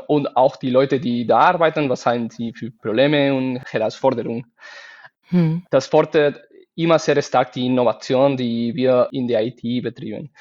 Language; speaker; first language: German; non-native, fluent; Spanish